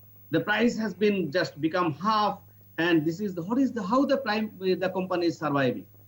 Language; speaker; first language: English; non-native, local second language; Bangla